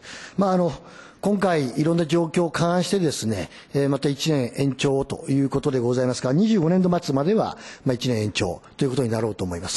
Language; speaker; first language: Japanese; native; Japanese